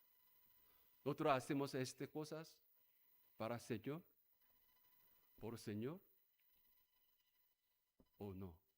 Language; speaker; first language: Spanish; non-native, learner; Korean